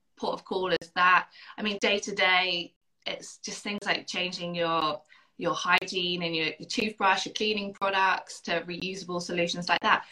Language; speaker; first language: English; native; English